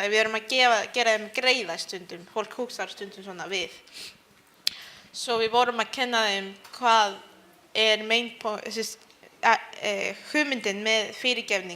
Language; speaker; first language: Icelandic; early bilingual, other home language; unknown